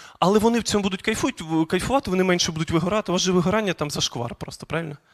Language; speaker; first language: Ukrainian; non-native, local second language; Russian